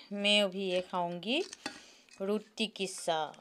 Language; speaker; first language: Hindi; non-native, local second language; Assamese